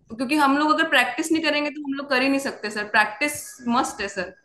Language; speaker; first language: Hindi; native; Hindi